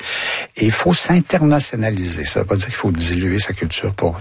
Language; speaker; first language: French; native; French